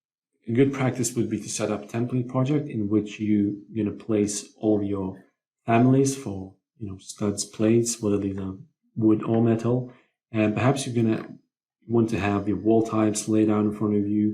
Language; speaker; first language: English; non-native, fluent; Lithuanian